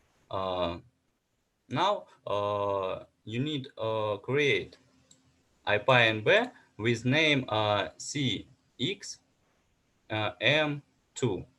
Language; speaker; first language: English; non-native, learner; Russian